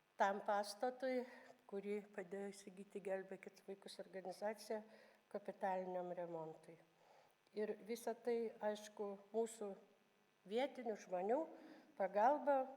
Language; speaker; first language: Lithuanian; native; Lithuanian